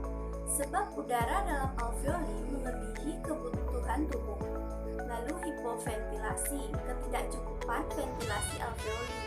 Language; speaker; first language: Indonesian; native; Indonesian